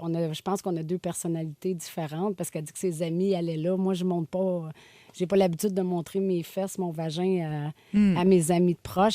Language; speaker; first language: French; native; French